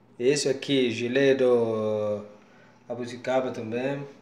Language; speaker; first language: Portuguese; non-native, learner; Arabic